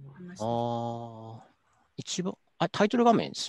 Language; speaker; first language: Japanese; native; Japanese